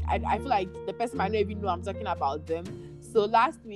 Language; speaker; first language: English; non-native, local second language; Akan